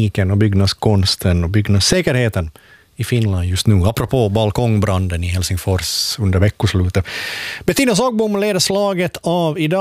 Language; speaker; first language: Swedish; native; Swedish